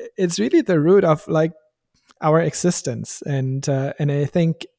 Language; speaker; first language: English; non-native, fluent; German